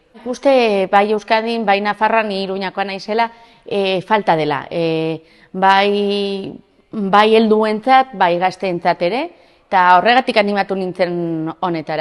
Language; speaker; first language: Basque; non-native, local second language; Spanish